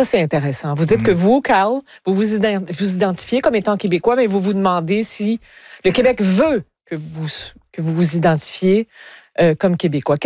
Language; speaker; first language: French; native; French